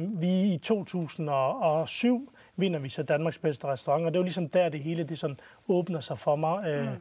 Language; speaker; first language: Danish; early bilingual, other home language; Arabic